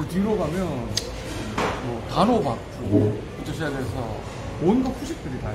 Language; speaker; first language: Korean; native; Korean